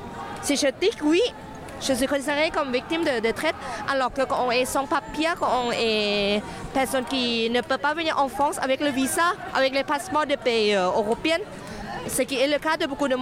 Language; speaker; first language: French; non-native, fluent; Thai